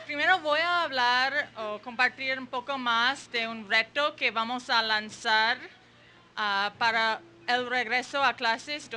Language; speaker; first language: Spanish; non-native, fluent; English